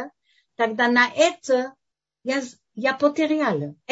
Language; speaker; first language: Russian; non-native, fluent; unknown